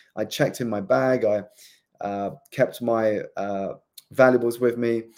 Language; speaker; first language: English; native; English